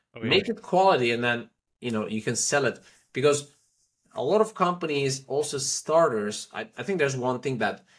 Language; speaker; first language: English; non-native, fluent; Turkish